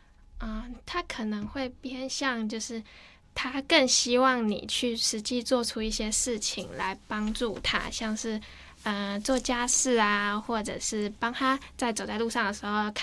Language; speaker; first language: Chinese; native; Chinese